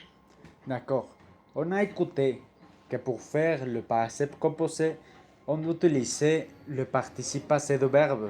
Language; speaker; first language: French; non-native, learner; Spanish